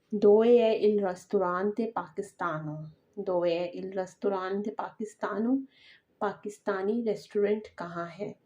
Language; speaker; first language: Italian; non-native, learner; Urdu